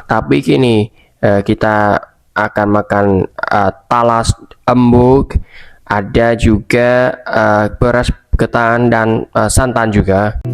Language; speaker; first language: Indonesian; non-native, fluent; Vietnamese